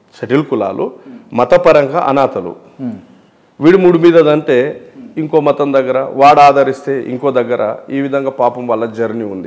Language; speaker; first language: Telugu; non-native, local second language; Marathi